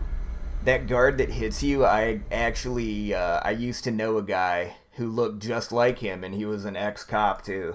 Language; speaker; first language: English; native; English